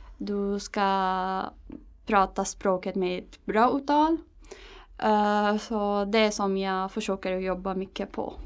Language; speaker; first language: Swedish; non-native, fluent; Arabic